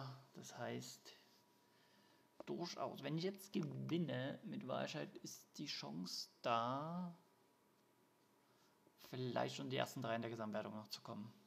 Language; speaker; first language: German; native; German